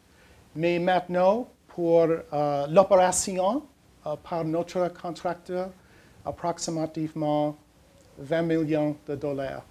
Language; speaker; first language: French; non-native, learner; English